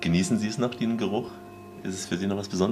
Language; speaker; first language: German; native; German